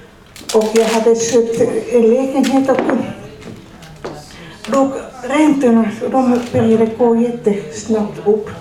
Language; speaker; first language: Swedish; non-native, fluent; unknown